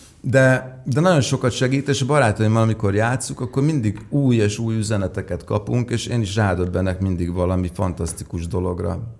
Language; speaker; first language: Hungarian; native; Hungarian